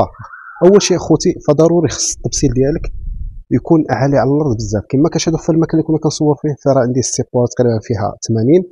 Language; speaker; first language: Arabic; native; Arabic